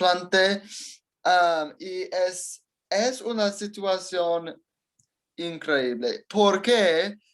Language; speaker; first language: Spanish; non-native, learner; English